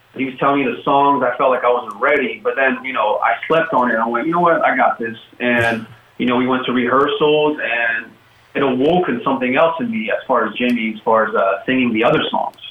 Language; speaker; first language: English; native; English